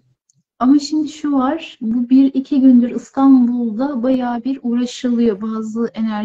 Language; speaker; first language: Turkish; native; Turkish